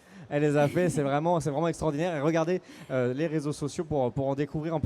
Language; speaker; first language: French; native; French